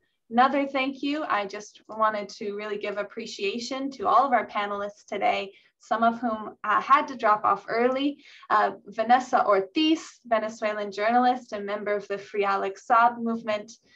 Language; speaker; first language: English; native; English